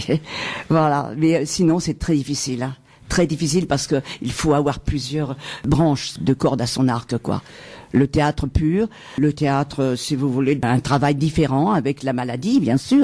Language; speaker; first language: French; native; French